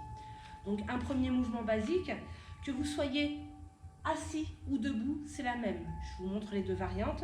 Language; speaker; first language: French; native; French